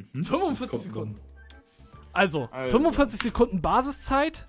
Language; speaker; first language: German; native; German